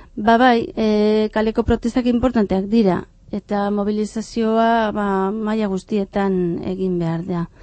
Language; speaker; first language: Basque; non-native, fluent; Catalan